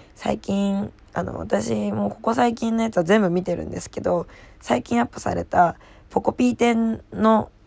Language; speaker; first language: Japanese; native; Japanese